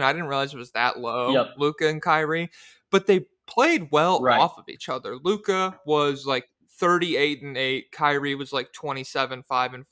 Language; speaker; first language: English; native; English